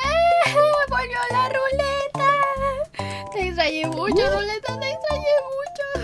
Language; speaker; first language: Spanish; native; Spanish